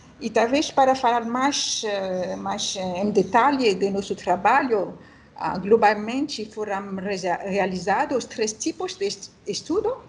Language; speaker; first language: Portuguese; non-native, learner; French